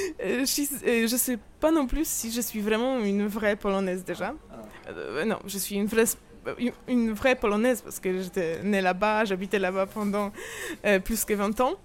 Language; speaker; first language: French; non-native, fluent; Polish